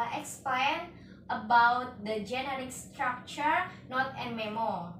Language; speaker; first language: English; non-native, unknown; Indonesian